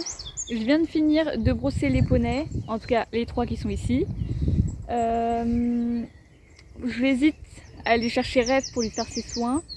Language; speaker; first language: French; native; French